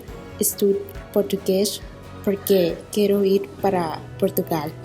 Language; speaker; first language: Portuguese; non-native, learner; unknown